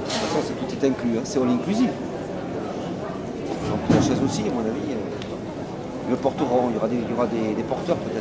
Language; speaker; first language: French; native; French